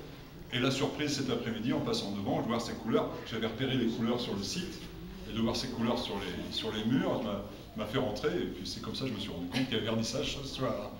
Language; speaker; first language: French; native; French